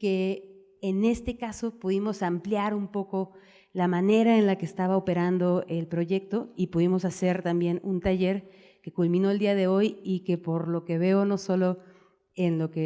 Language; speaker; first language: Spanish; native; Spanish